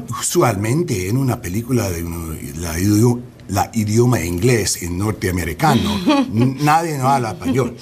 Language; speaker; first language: Spanish; non-native, learner; English